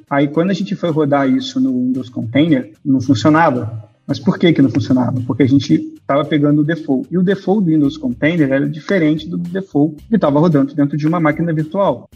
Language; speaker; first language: Portuguese; native; Portuguese